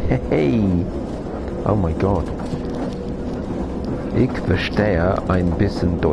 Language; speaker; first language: German; non-native, learner; English